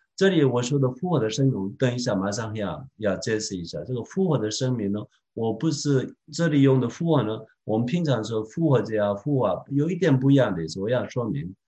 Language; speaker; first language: Chinese; non-native, fluent; Korean